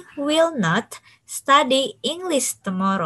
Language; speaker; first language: English; non-native, fluent; Indonesian